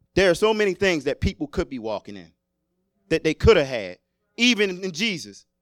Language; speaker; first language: English; native; English